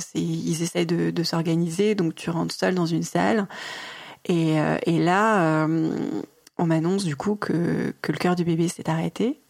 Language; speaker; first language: French; native; French